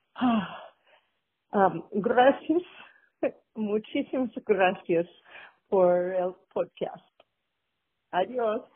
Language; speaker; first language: Spanish; non-native, learner; English